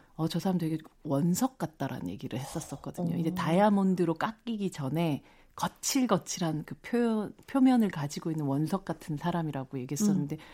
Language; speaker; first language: Korean; native; Korean